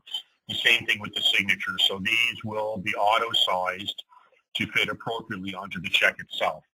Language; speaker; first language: English; native; English